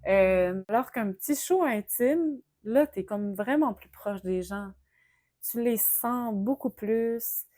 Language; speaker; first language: French; native; French